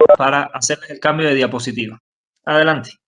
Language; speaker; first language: Spanish; native; Spanish